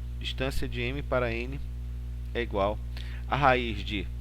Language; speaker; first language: Portuguese; native; Portuguese